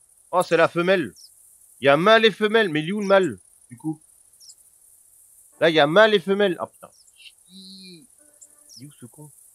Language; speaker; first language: French; native; French